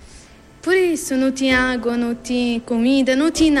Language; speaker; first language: Portuguese; non-native, learner; Arabic